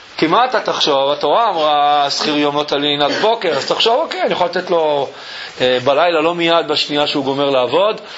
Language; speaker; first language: Hebrew; early bilingual, other home language; English